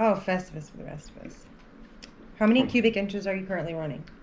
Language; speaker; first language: English; native; English